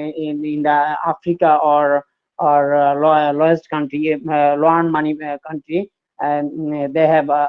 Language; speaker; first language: English; non-native, learner; Bangla